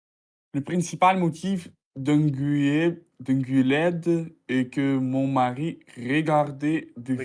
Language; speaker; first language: French; non-native, learner; Russian